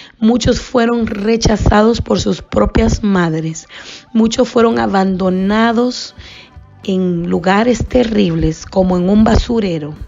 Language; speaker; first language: Spanish; native; Spanish